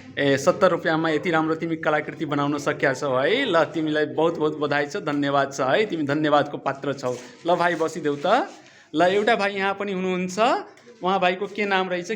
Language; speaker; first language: Nepali; non-native, local second language; Maithili